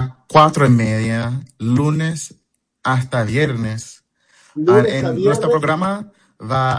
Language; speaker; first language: Spanish; early bilingual, heritage; English